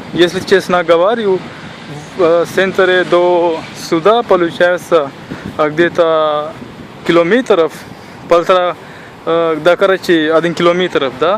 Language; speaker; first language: Russian; non-native, learner; Sinhala